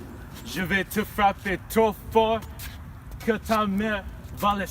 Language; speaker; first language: French; non-native, learner; English